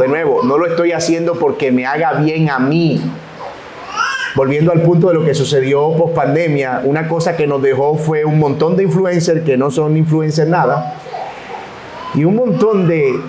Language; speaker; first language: Spanish; native; Spanish